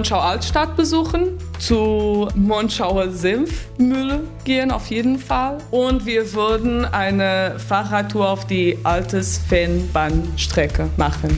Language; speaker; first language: German; non-native, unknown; Portuguese